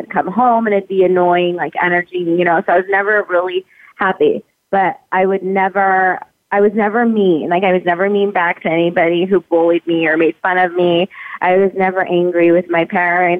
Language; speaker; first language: English; native; English